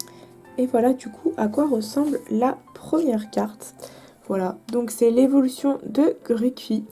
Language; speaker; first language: French; native; French